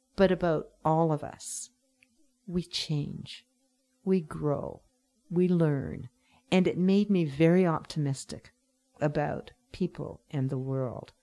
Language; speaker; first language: English; native; English